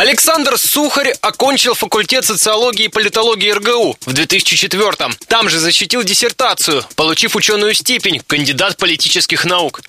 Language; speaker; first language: Russian; native; Russian